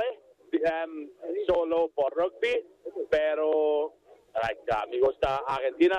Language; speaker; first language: Spanish; non-native, learner; Welsh